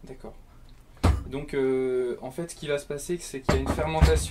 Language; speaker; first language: French; native; French